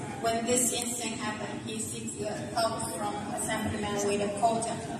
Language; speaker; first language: English; non-native, fluent; Chinese